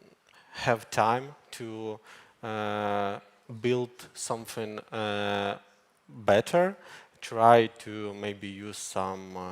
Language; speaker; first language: English; non-native, learner; Ukrainian